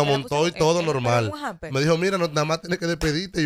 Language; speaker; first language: Spanish; native; Spanish